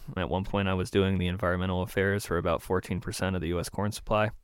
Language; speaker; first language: English; native; English